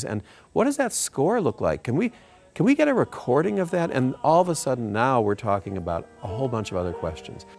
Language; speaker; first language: English; native; English